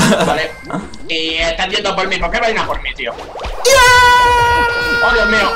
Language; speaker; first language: Spanish; native; Spanish